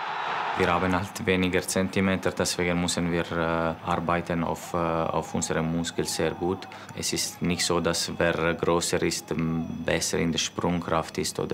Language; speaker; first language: German; non-native, local second language; Italian